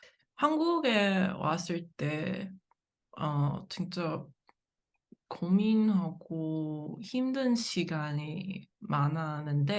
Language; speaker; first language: Korean; non-native, learner; English